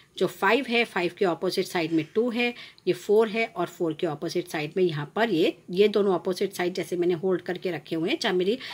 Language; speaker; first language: Hindi; non-native, local second language; Gujarati